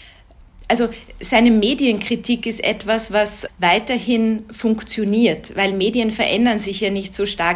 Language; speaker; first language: German; native; German